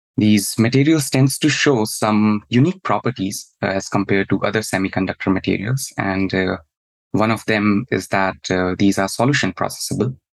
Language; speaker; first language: English; non-native, local second language; Hindi